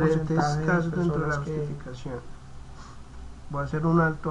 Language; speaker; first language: Spanish; native; Spanish